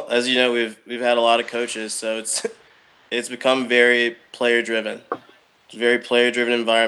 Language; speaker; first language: English; native; English